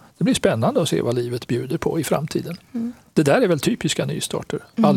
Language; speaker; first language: Swedish; native; Swedish